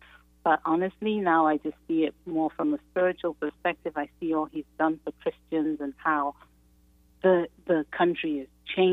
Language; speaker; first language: English; non-native, local second language; Yoruba